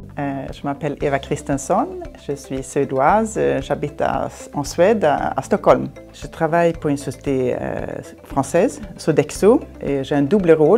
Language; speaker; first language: French; non-native, fluent; Swedish